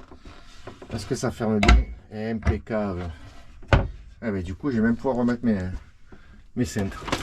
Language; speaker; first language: French; native; French